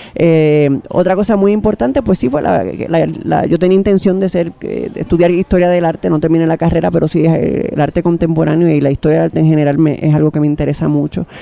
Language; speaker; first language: Spanish; native; Spanish